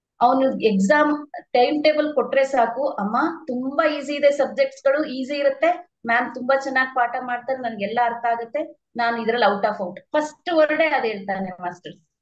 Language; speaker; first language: Kannada; native; Kannada